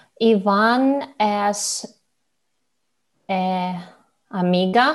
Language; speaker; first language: Spanish; non-native, learner; Russian